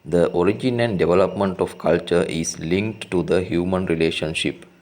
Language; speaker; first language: English; non-native, local second language; Sinhala